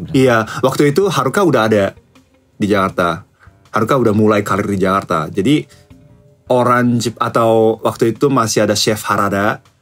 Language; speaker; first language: Indonesian; non-native, fluent; Japanese